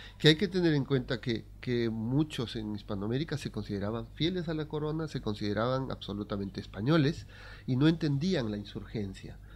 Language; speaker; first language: Spanish; native; Spanish